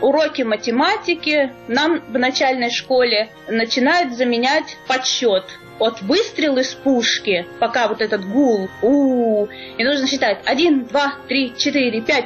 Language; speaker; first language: Russian; native; Russian